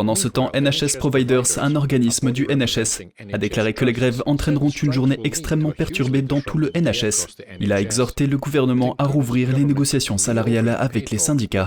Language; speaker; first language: French; native; French